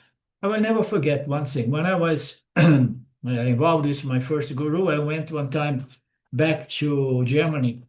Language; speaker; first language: English; non-native, fluent; Portuguese